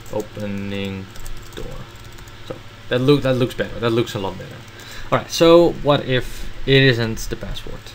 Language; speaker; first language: English; non-native, fluent; Dutch